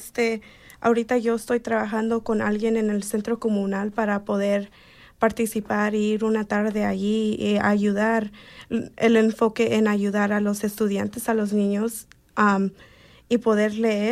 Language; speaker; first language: Spanish; early bilingual, heritage; Spanish